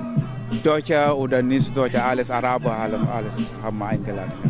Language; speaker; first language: German; non-native, learner; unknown